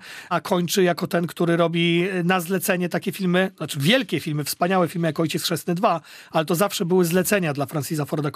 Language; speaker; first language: Polish; native; Polish